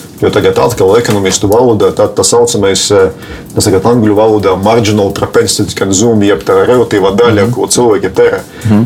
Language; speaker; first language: Latvian; non-native, local second language; Russian